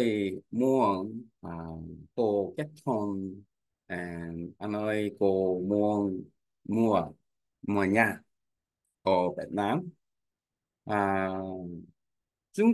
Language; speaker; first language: Vietnamese; non-native, learner; Korean